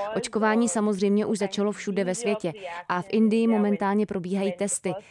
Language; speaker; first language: Czech; non-native, fluent; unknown